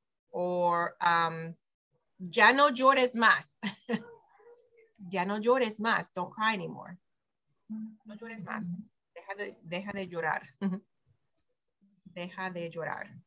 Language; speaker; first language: Spanish; non-native, fluent; English